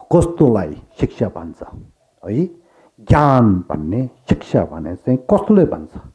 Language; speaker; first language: Nepali; non-native, local second language; Tibetan